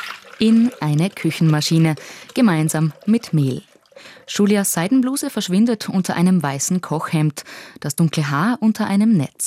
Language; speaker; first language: German; native; German